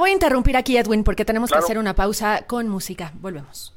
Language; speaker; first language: Spanish; native; Spanish